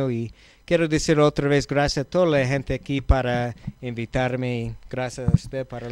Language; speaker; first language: Spanish; non-native, learner; English